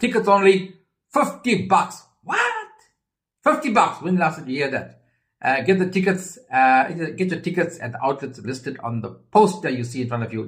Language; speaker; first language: English; native; English